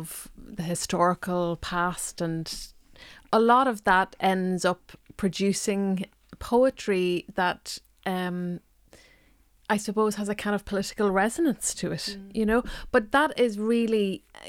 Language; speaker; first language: English; non-native, local second language; Irish